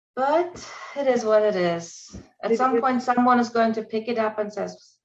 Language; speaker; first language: English; non-native, fluent; German